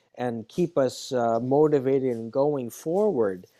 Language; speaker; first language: English; native; English